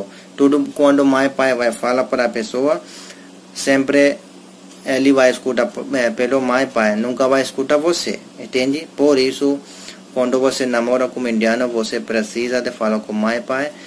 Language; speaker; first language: Portuguese; non-native, learner; Hindi